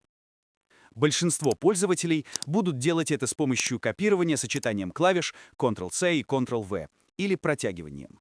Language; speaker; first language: Russian; native; Russian